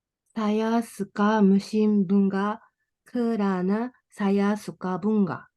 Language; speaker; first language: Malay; non-native, learner; Japanese